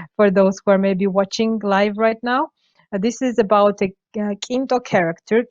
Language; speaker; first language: English; non-native, fluent; Georgian